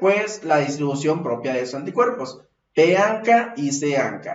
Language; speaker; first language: Spanish; native; Spanish